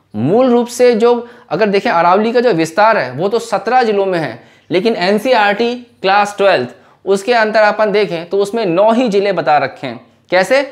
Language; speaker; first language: Hindi; native; Hindi